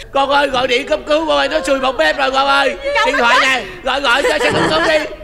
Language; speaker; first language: Vietnamese; native; Vietnamese